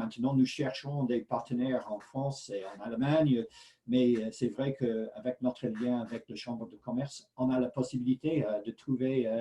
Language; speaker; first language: French; non-native, fluent; English